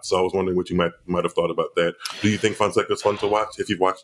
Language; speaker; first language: English; native; English